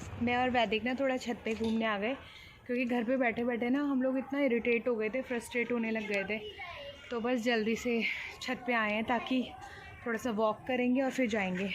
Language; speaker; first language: Hindi; native; Hindi